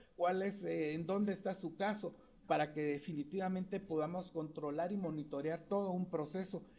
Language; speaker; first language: Spanish; native; Spanish